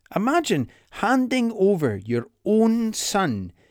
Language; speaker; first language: English; native; English